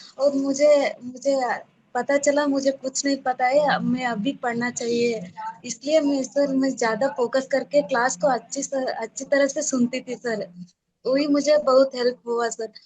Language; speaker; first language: Hindi; non-native, local second language; Kannada